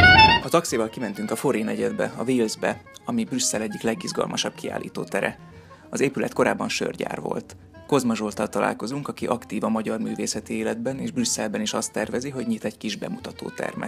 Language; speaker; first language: Hungarian; native; Hungarian